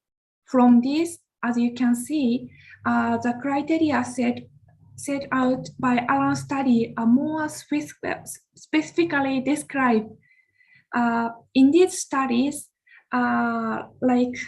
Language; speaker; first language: English; non-native, learner; Japanese